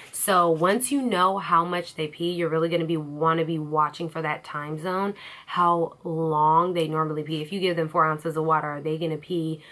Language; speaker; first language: English; native; English